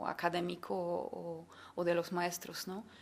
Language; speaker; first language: Spanish; non-native, fluent; Polish